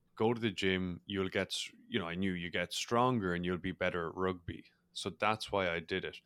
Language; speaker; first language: English; native; English